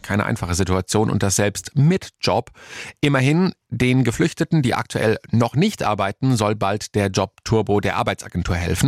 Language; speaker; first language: German; native; German